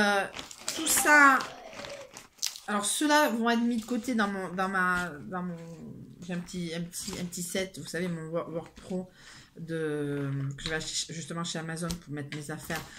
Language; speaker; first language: French; native; French